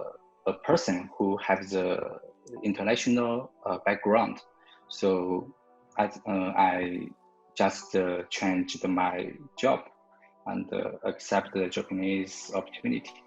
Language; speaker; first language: English; non-native, learner; Chinese